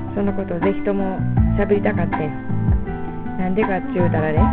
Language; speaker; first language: Japanese; native; Japanese